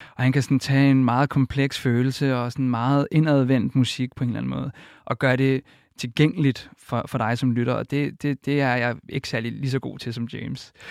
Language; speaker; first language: Danish; early bilingual, other home language; Icelandic